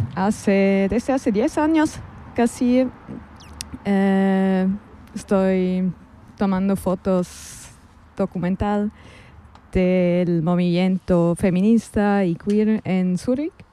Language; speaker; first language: Spanish; non-native, fluent; German